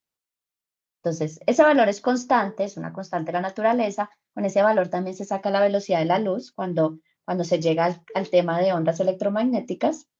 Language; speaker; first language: Spanish; native; Spanish